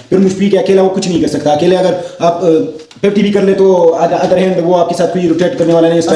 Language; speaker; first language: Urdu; non-native, local second language; Pashto